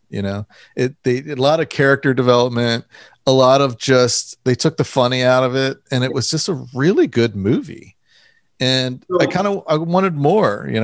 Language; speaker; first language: English; native; English